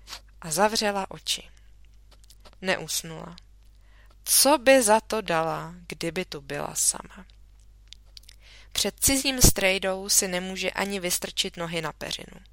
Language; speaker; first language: Czech; native; Czech